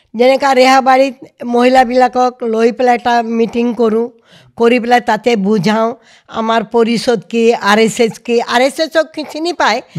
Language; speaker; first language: Assamese; non-native, local second language; Hindi